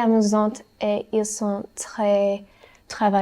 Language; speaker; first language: French; non-native, learner; English